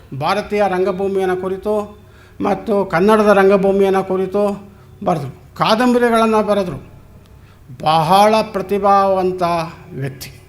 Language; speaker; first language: Kannada; native; Kannada